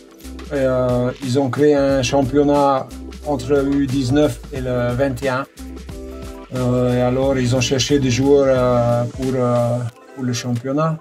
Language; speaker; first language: French; non-native, local second language; Hungarian